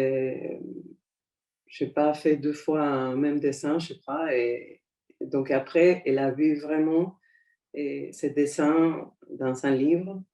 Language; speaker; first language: French; non-native, fluent; Spanish